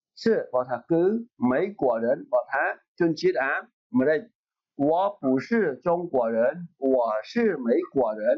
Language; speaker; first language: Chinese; non-native, fluent; Khmer